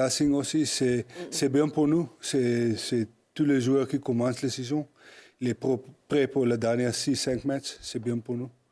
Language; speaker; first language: French; non-native, learner; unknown